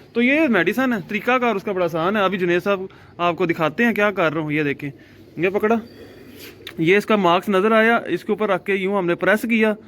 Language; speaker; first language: Urdu; non-native, local second language; Punjabi